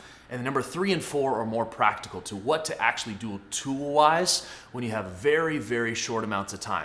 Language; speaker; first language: English; native; English